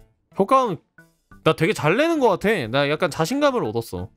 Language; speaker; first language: Korean; native; Korean